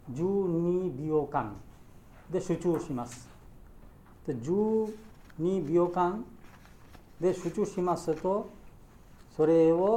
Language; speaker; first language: Japanese; non-native, learner; Bangla